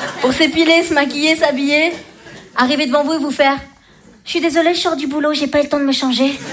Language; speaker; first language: French; native; French